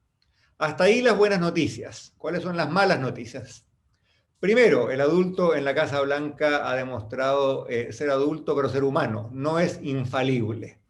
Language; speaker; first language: Spanish; native; Spanish